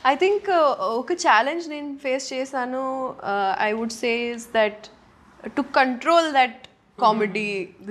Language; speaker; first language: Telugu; non-native, local second language; Urdu